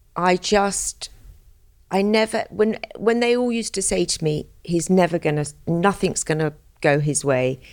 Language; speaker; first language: English; native; English